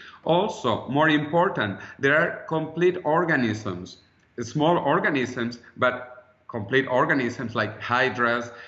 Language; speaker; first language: English; non-native, fluent; Spanish